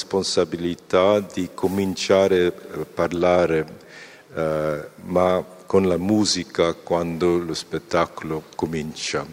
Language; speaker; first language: Italian; non-native, fluent; Korean